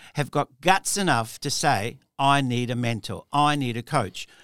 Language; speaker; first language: English; early bilingual, other home language; Italian